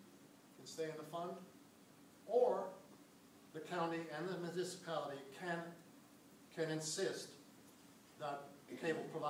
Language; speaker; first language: English; native; English